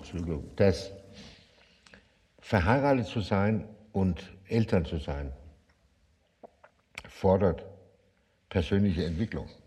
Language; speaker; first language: German; non-native, fluent; Danish